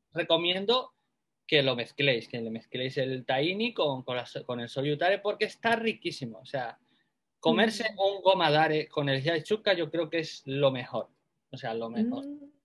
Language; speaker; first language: Spanish; native; Spanish